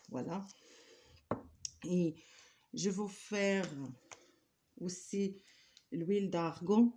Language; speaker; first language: French; non-native, learner; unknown